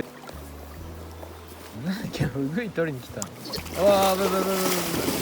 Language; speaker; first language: Japanese; native; Japanese